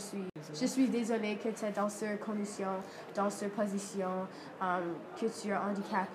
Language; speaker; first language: French; non-native, learner; English